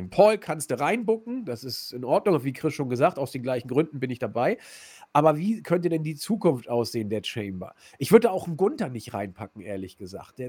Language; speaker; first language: German; native; German